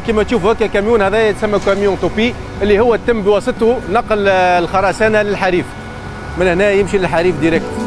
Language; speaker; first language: Arabic; native; Arabic